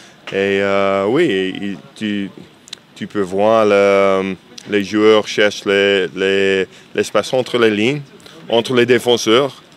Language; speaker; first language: French; non-native, fluent; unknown